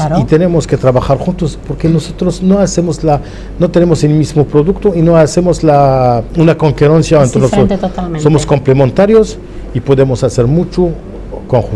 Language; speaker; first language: Spanish; non-native, fluent; Arabic